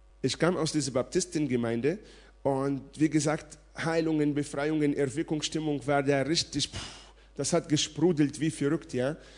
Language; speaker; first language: German; non-native, fluent; Arabic